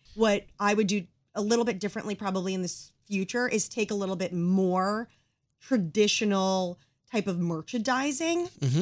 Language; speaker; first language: English; native; English